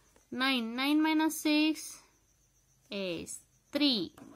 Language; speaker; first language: English; non-native, local second language; Telugu